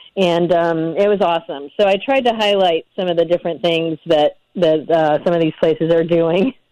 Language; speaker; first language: English; native; English